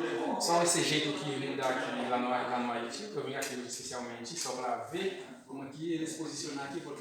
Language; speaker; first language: Portuguese; non-native, learner; Haitian Creole